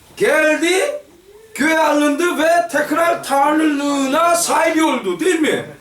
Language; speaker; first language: Turkish; non-native, fluent; Korean